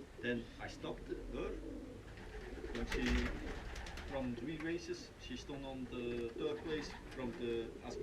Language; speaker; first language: English; non-native, learner; Dutch